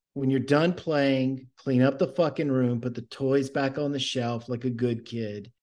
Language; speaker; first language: English; native; English